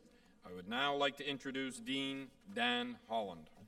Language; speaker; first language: English; native; English